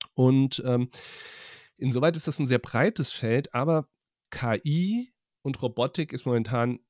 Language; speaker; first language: German; native; German